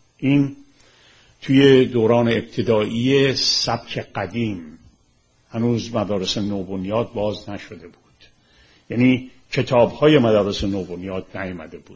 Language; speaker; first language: Persian; native; Persian